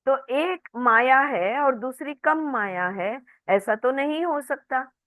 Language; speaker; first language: Hindi; non-native, local second language; Marathi